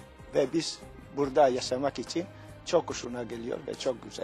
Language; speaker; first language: Turkish; non-native, learner; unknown